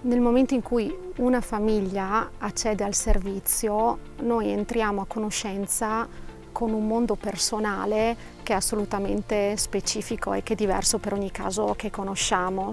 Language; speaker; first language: Italian; native; Italian